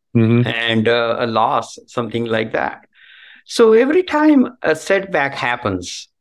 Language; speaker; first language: English; non-native, local second language; Marathi